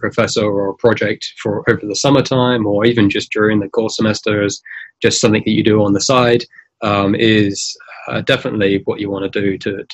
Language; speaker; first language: English; native; English